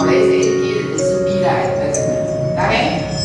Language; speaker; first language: Spanish; non-native, learner; Chinese